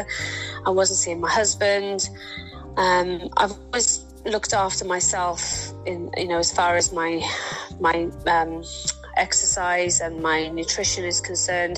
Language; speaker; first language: English; native; English